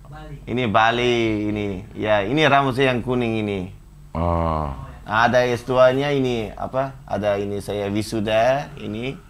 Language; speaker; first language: Indonesian; non-native, fluent; Uzbek